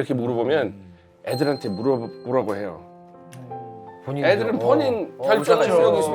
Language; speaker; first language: Korean; non-native, fluent; English